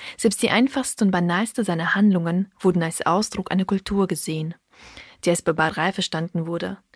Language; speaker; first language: German; early bilingual, other home language; Russian